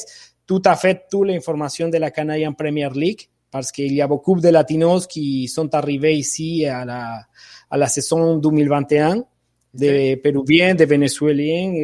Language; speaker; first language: French; non-native, fluent; Spanish